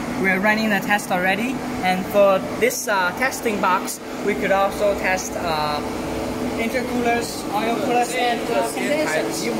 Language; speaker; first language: English; non-native, learner; Chinese